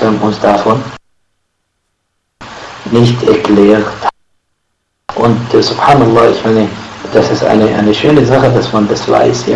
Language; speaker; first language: German; non-native, fluent; Arabic